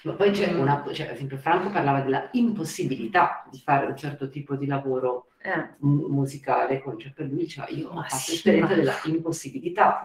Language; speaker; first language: Italian; native; Italian